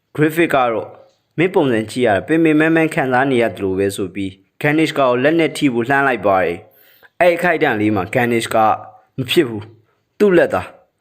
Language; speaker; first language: Burmese; native; Burmese